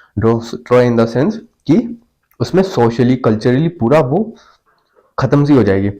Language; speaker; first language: Hindi; native; Hindi